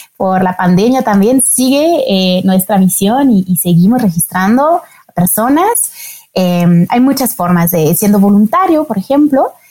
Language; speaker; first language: Spanish; non-native, fluent; French